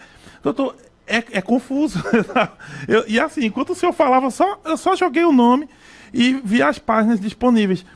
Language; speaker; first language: Portuguese; native; Portuguese